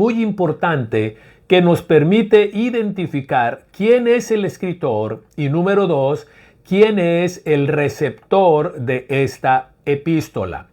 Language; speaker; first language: Spanish; native; Spanish